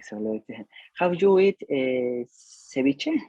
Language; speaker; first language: English; non-native, learner; Spanish